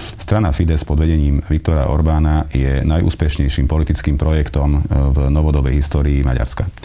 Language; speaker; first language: Slovak; non-native, local second language; Hungarian